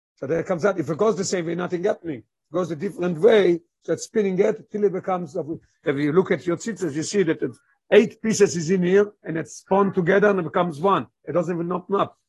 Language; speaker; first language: English; non-native, fluent; Hebrew